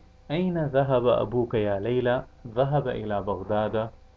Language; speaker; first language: Arabic; non-native, fluent; Urdu